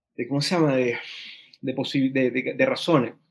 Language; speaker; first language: Spanish; native; Spanish